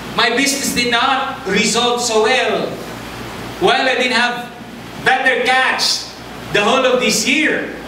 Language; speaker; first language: English; non-native, local second language; Chavacano